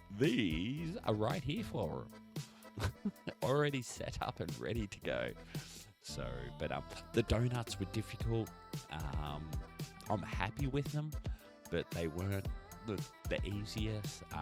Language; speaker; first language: English; native; English